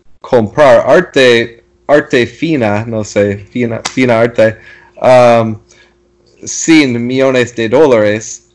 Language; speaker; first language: Spanish; non-native, learner; English